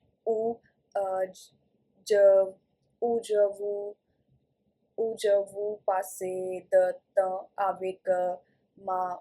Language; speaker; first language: French; non-native, learner; Punjabi